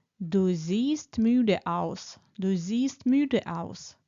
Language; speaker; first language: German; non-native, fluent; Ukrainian